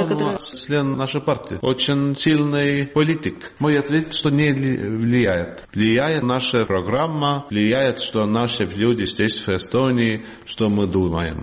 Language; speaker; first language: Russian; non-native, learner; Estonian